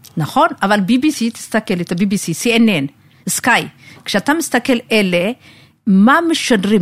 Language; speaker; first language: Hebrew; non-native, fluent; Amharic